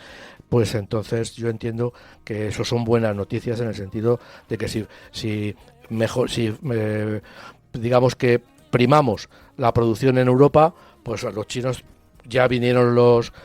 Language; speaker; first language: Spanish; native; Spanish